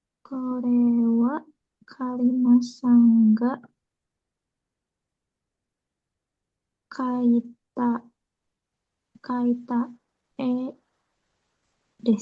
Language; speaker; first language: Japanese; non-native, learner; Indonesian